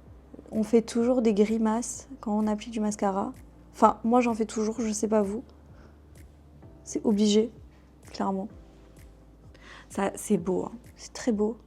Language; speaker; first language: French; native; French